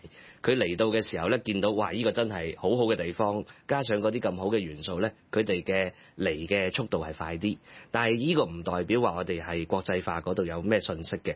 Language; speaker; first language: Cantonese; native; Cantonese